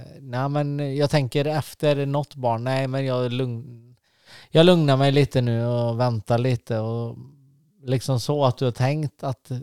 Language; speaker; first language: Swedish; native; Swedish